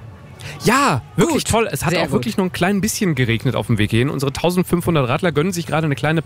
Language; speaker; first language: German; native; German